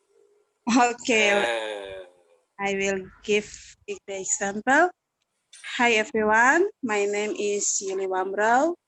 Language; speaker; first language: English; non-native, learner; Indonesian